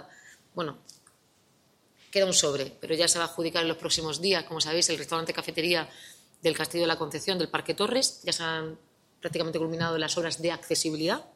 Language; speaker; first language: Spanish; native; Spanish